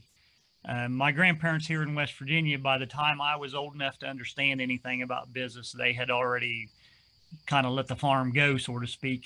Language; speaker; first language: English; native; English